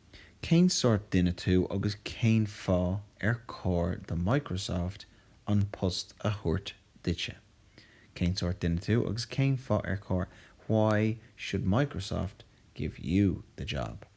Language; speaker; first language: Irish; non-native, local second language; English